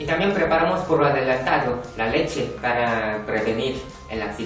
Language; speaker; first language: Spanish; non-native, fluent; Korean